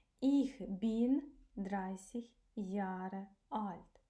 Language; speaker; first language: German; non-native, fluent; Ukrainian